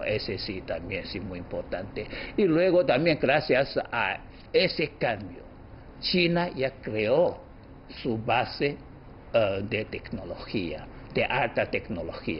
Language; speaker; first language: Spanish; non-native, fluent; Chinese